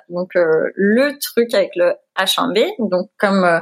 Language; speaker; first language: French; native; French